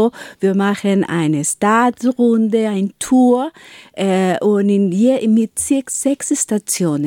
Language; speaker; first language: German; non-native, learner; Spanish